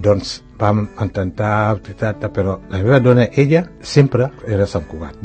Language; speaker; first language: Catalan; non-native, fluent; Wolof